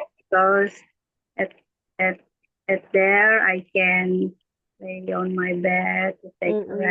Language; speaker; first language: English; non-native, learner; Indonesian